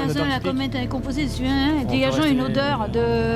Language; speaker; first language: French; native; French